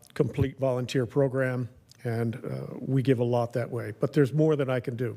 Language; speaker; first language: English; native; English